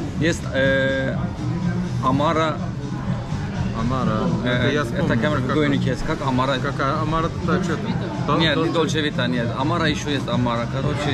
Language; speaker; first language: Russian; non-native, learner; Turkish